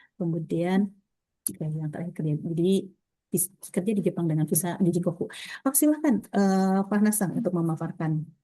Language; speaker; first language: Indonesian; native; Indonesian